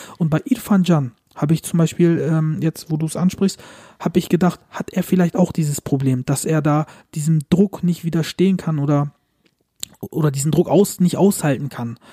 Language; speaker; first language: German; early bilingual, other home language; Turkish